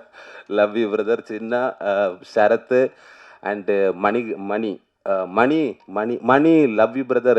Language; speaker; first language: Tamil; non-native, learner; Malayalam